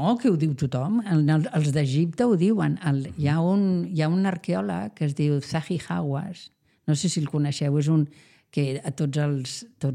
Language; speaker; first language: Catalan; non-native, local second language; Spanish